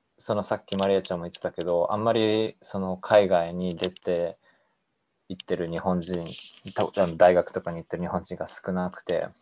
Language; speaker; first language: Japanese; native; Japanese